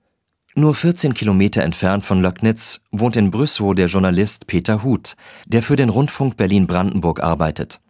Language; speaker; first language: German; native; German